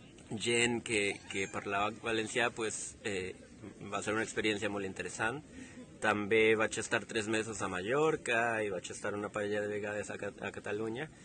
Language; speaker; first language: Catalan; non-native, fluent; Spanish